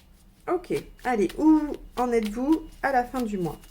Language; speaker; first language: French; native; French